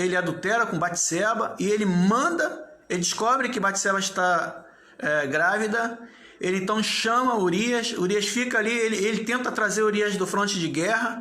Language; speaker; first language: Portuguese; native; Portuguese